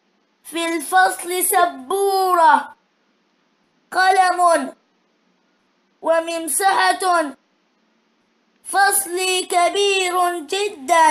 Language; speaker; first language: Arabic; non-native, learner; Thai